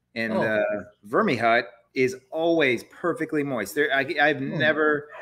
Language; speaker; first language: English; native; English